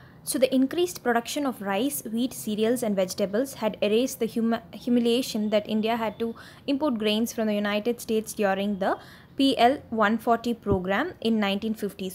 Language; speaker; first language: English; non-native, local second language; Tamil